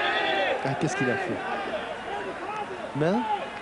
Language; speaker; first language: French; native; French